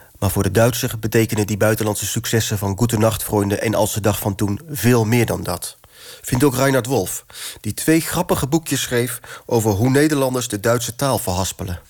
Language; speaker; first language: Dutch; native; Dutch